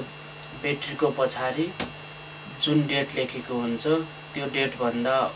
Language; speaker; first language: Nepali; native; Nepali